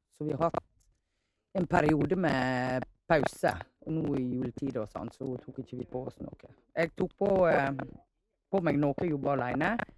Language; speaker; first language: Norwegian; native; Norwegian